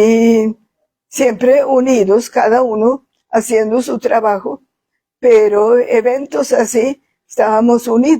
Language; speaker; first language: Spanish; non-native, fluent; Swedish